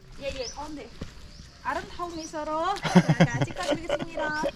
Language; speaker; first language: Korean; non-native, learner; Khmer